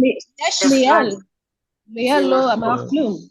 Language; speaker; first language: Hebrew; non-native, learner; English